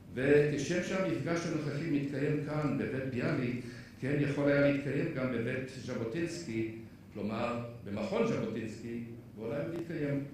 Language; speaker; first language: Hebrew; native; Hebrew